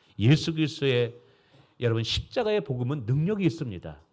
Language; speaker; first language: Korean; native; Korean